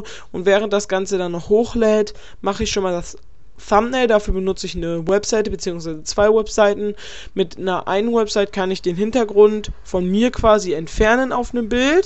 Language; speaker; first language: German; native; German